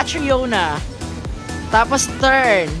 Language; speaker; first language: Filipino; native; Filipino